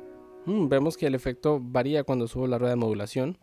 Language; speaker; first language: Spanish; native; Spanish